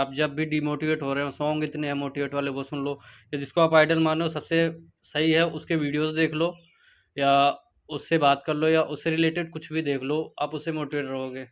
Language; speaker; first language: Hindi; native; Hindi